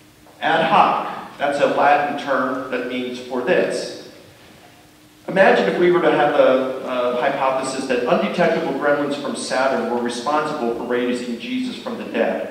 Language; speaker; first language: English; native; English